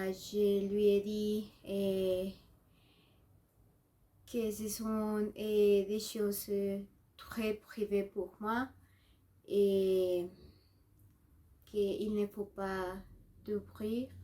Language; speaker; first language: French; non-native, learner; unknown